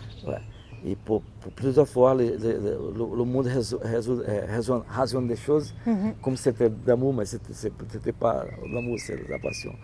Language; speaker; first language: French; non-native, learner; Portuguese